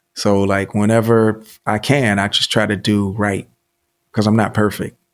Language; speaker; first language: English; native; English